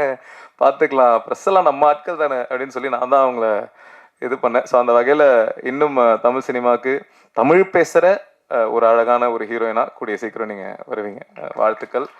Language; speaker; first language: Tamil; native; Tamil